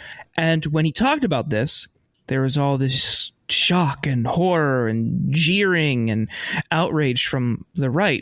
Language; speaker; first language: English; native; English